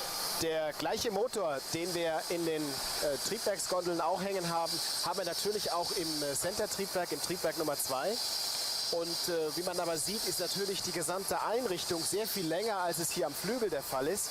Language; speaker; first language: German; native; German